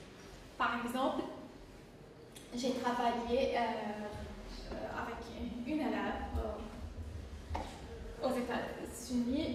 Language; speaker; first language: French; non-native, fluent; English